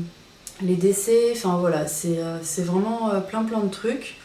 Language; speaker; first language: French; native; French